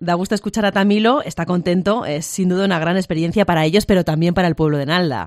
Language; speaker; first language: Spanish; native; Spanish